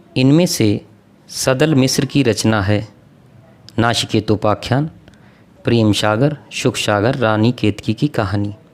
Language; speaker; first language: Hindi; native; Hindi